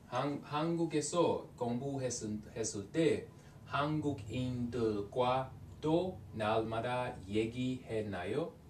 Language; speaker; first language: Korean; non-native, learner; English